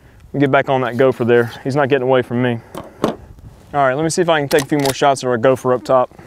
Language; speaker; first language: English; native; English